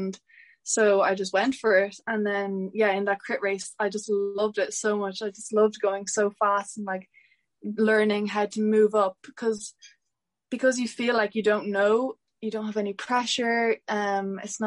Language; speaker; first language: English; native; English